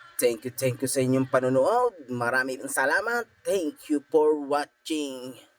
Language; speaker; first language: Filipino; native; Filipino